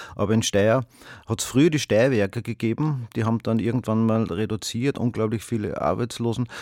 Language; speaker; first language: German; native; German